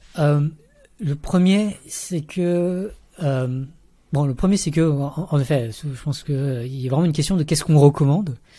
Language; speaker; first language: French; early bilingual, other home language; Vietnamese